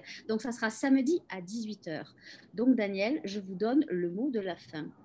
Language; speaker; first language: French; native; French